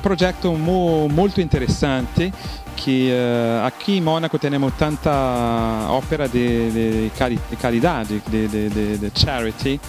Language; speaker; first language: Italian; non-native, fluent; Portuguese